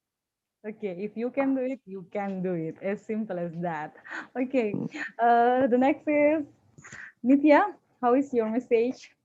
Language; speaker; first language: English; non-native, fluent; Indonesian